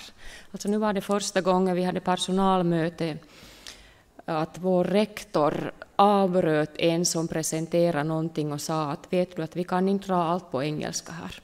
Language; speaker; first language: Swedish; non-native, local second language; Finnish